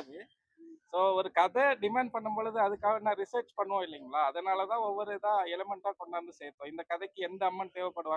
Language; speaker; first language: Tamil; native; Tamil